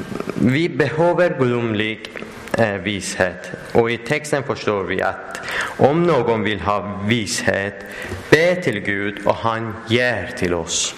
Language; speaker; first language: Swedish; non-native, learner; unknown